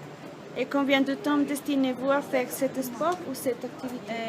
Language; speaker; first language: French; non-native, learner; Spanish